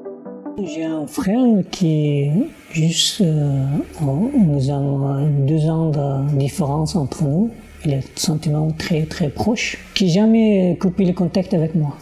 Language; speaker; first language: French; non-native, learner; Uyghur